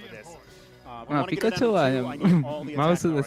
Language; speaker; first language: Japanese; non-native, learner; Spanish